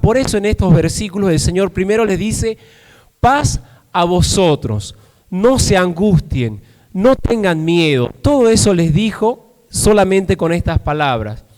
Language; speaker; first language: Spanish; native; Spanish